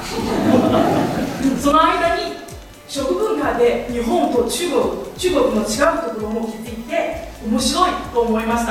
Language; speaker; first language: Japanese; non-native, fluent; Chinese